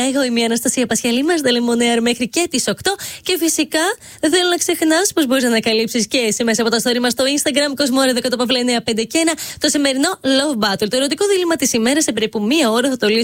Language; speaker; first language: Greek; native; Greek